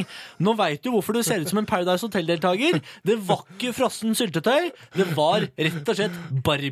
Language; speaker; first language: Norwegian; native; Norwegian